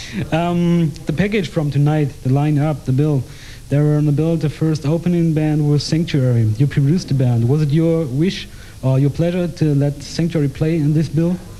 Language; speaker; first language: English; non-native, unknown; German